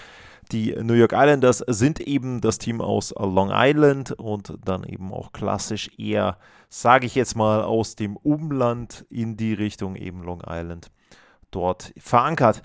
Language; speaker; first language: German; native; German